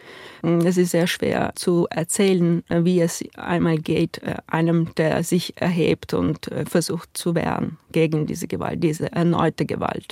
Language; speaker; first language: German; non-native, fluent; Ukrainian